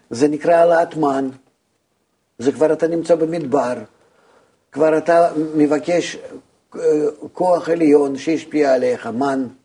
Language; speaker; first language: Hebrew; non-native, fluent; Russian